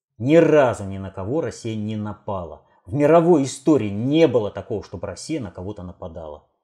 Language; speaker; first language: Russian; native; Russian